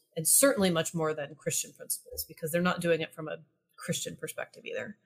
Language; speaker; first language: English; native; English